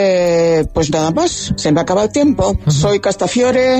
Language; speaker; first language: Spanish; native; Spanish